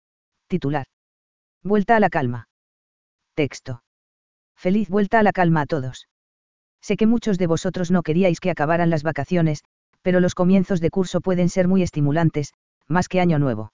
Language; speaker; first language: Spanish; native; Spanish